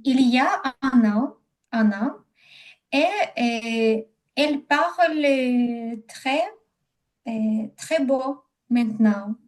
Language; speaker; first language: French; non-native, learner; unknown